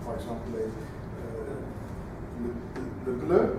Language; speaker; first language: French; non-native, fluent; English